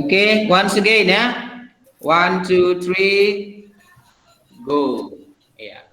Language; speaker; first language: English; non-native, fluent; Indonesian